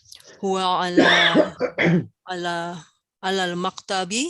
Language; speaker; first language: Arabic; non-native, learner; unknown